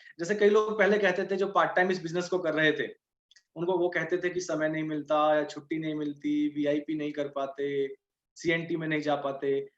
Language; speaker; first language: Hindi; native; Hindi